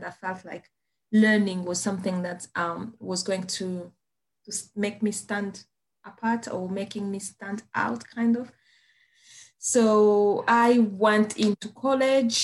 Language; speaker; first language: English; non-native, fluent; Kinyarwanda